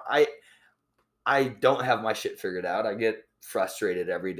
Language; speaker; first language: English; native; English